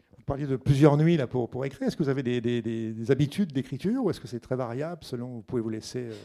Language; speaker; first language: French; native; French